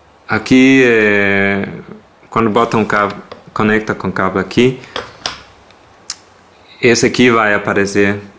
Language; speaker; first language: Portuguese; non-native, fluent; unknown